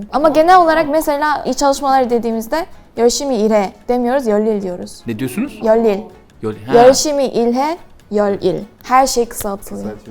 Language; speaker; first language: Turkish; non-native, fluent; Korean